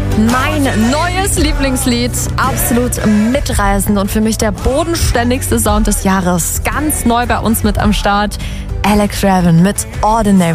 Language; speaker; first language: German; native; German